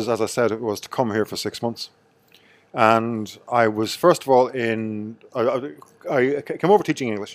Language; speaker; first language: English; native; English